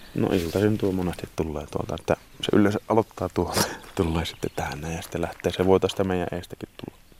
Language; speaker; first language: Finnish; early bilingual, heritage; Finnish